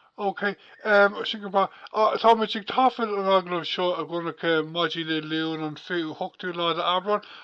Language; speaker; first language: Irish; non-native, local second language; English